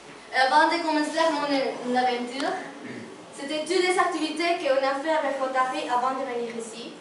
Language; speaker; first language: French; non-native, learner; Spanish